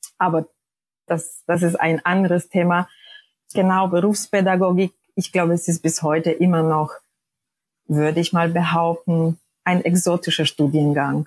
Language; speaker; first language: German; non-native, fluent; Polish